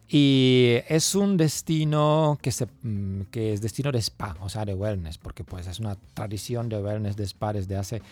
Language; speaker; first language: Spanish; non-native, fluent; Czech